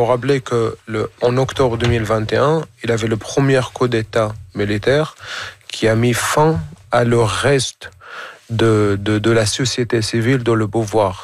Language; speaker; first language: French; non-native, fluent; Arabic